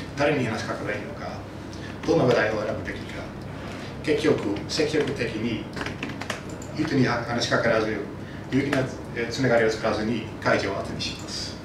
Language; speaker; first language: Japanese; non-native, fluent; Dutch